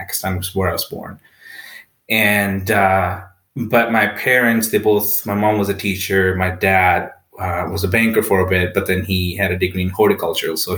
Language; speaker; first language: English; non-native, local second language; Punjabi